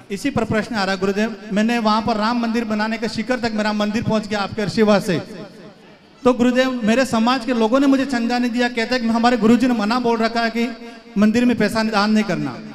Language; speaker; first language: Hindi; native; Hindi